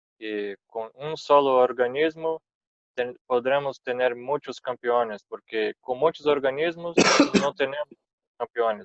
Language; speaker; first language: Spanish; non-native, fluent; Portuguese